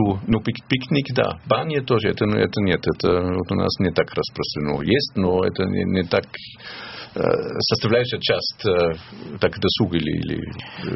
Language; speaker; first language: Russian; non-native, fluent; German